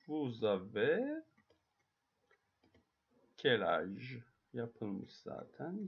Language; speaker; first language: French; non-native, learner; Turkish